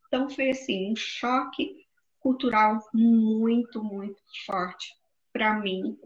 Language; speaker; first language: Portuguese; native; Portuguese